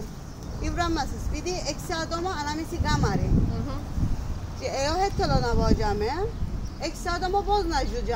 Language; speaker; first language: Greek; non-native, learner; Turkish